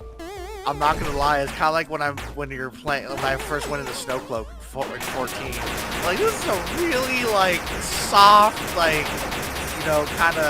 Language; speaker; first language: English; native; English